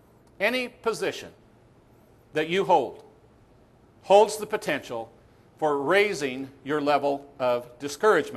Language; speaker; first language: English; native; English